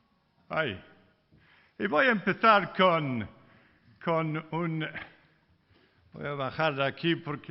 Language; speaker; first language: Spanish; non-native, fluent; English